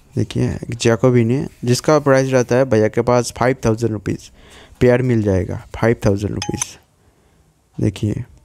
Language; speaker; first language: Hindi; non-native, local second language; Bangla